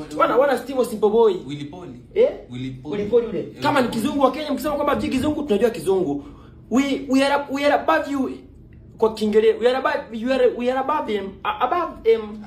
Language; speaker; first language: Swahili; native; Swahili